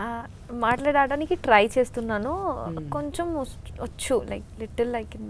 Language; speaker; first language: Telugu; non-native, learner; Bangla